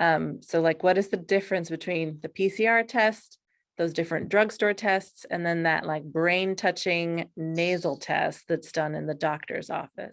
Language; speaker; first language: English; native; English